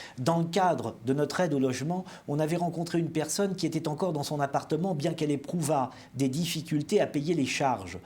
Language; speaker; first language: French; native; French